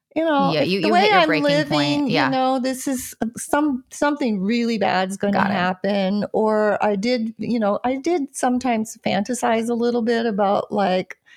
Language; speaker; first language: English; native; English